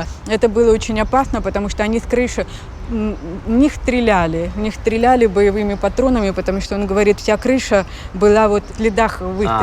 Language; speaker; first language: Russian; native; Russian